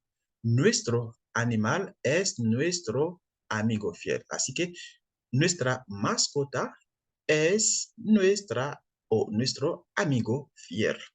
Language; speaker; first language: Spanish; non-native, fluent; French